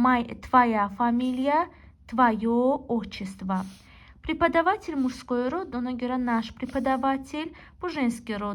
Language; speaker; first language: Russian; non-native, local second language; Azerbaijani